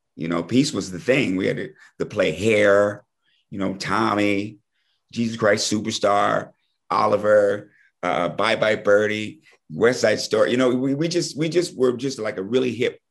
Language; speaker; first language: English; native; English